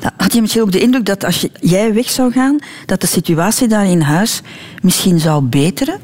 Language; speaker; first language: Dutch; native; Dutch